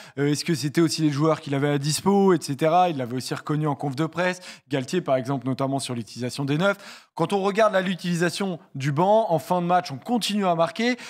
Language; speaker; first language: French; native; French